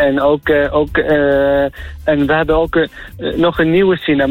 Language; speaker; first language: Dutch; non-native, fluent; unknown